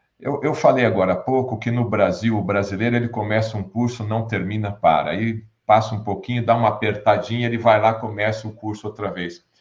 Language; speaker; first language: Portuguese; native; Portuguese